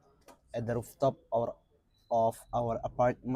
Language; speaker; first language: English; non-native, fluent; Indonesian